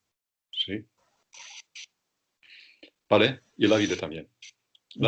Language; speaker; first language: Spanish; non-native, fluent; Russian